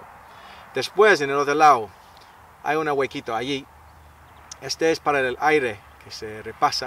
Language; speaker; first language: Spanish; non-native, fluent; English